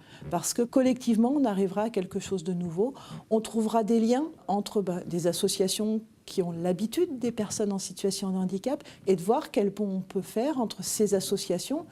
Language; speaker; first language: French; native; French